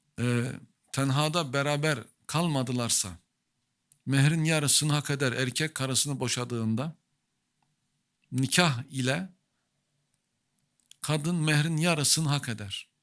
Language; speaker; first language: Turkish; native; Turkish